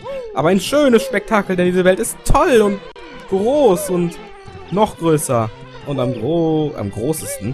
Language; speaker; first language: German; native; German